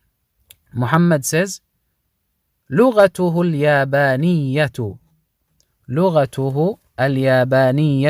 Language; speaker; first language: Arabic; non-native, fluent; English